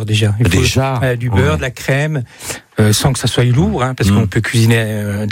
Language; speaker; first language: French; native; French